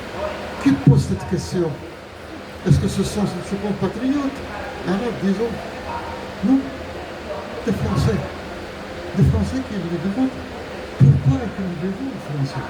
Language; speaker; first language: French; non-native, local second language; Arabic